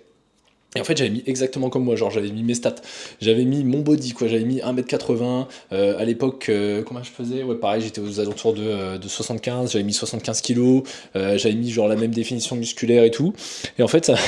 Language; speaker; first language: French; native; French